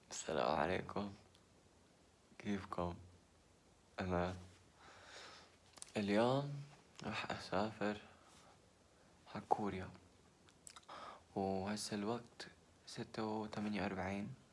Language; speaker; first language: Arabic; early bilingual, other home language; Korean